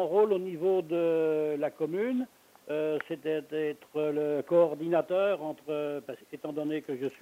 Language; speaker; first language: French; native; French